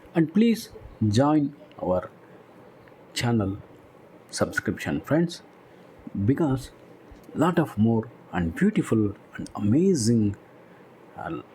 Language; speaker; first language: English; non-native, local second language; Kannada